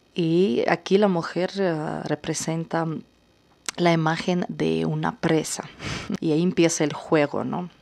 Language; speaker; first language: Spanish; non-native, fluent; Russian